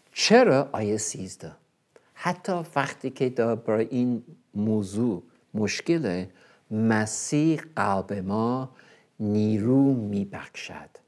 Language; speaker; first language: Persian; non-native, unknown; English